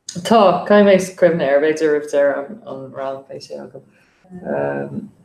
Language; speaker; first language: Irish; non-native, fluent; English